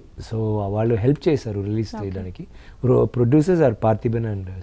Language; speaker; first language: Telugu; non-native, local second language; Tamil